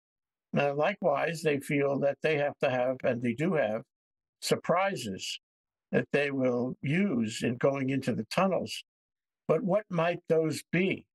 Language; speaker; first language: English; native; English